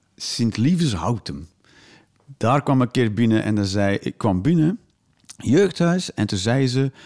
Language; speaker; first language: Dutch; native; Dutch